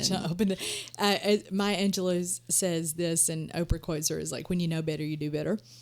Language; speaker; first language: English; native; English